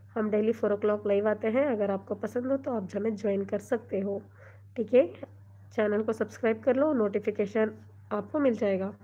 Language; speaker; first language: Hindi; non-native, local second language; Urdu